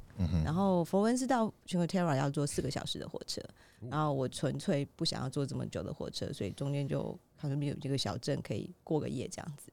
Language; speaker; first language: Chinese; native; Chinese